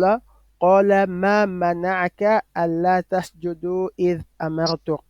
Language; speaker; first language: Arabic; non-native, fluent; French